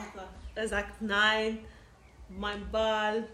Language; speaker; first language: German; non-native, learner; Arabic